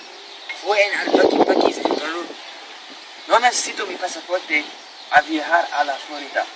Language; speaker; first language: Spanish; non-native, learner; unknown